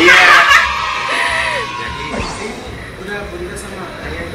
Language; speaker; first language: Indonesian; non-native, fluent; Japanese